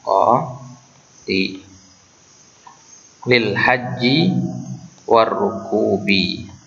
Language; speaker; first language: Arabic; non-native, fluent; Indonesian